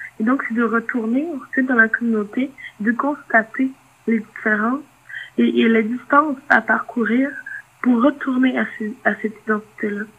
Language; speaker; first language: French; non-native, local second language; Innu-aimun